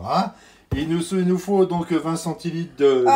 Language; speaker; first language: French; native; French